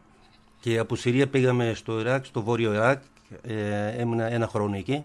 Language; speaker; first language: Greek; non-native, learner; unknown